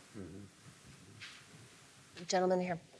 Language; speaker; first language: English; native; English